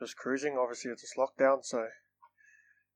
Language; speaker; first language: English; non-native, local second language; Māori